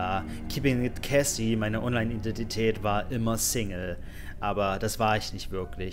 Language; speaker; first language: German; native; German